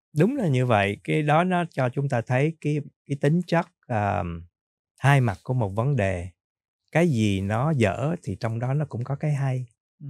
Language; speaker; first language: Vietnamese; native; Vietnamese